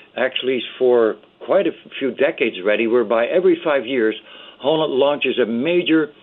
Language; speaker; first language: English; early bilingual, other home language; Dutch